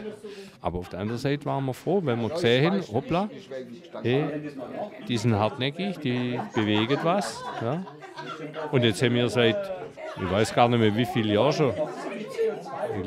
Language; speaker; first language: German; native; German